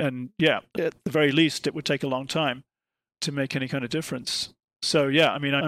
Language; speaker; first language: English; native; English